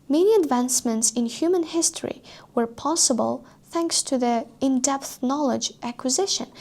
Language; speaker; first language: English; non-native, fluent; Uzbek